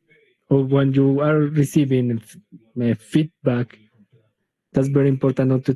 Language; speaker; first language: English; non-native, learner; Spanish